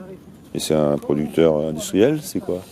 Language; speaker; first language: French; native; French